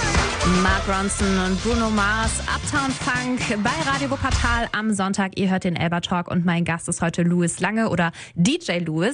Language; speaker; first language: German; native; German